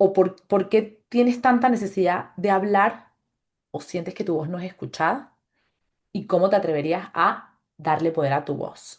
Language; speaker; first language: Spanish; native; Spanish